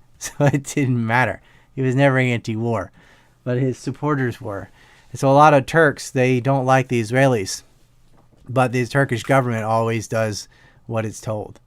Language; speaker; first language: English; native; English